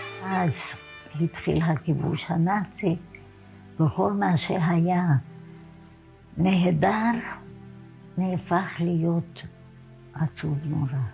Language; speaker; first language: Hebrew; non-native, fluent; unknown